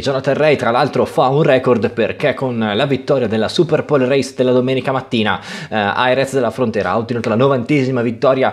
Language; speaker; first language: Italian; native; Italian